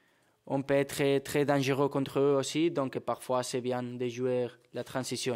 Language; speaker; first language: French; non-native, fluent; Spanish